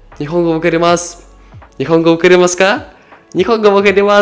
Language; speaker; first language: Japanese; non-native, learner; Russian